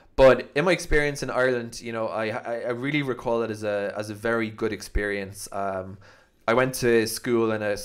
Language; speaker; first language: English; native; English